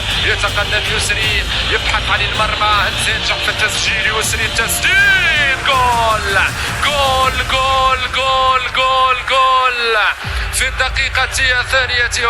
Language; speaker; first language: Arabic; native; Arabic